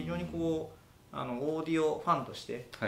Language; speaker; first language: Japanese; native; Japanese